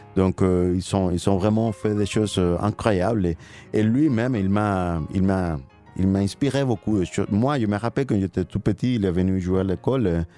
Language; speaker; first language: French; non-native, learner; Spanish